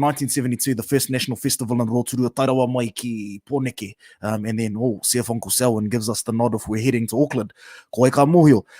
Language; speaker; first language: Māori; non-native, local second language; English